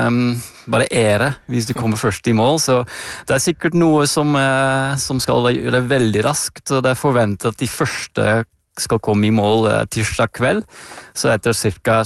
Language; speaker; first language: Norwegian; non-native, fluent; Dutch